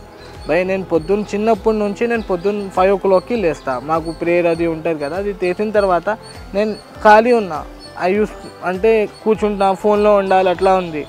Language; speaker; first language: Telugu; non-native, local second language; Urdu